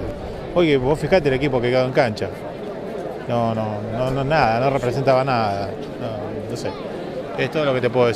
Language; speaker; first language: Spanish; native; Spanish